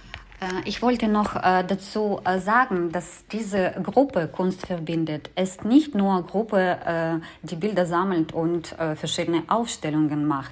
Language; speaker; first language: German; non-native, fluent; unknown